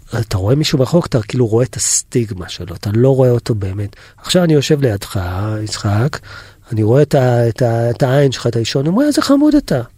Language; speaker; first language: Hebrew; native; Hebrew